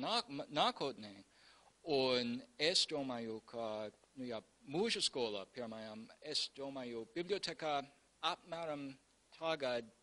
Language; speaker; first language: Latvian; non-native, learner; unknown